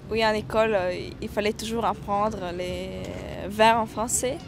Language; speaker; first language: French; non-native, fluent; Latvian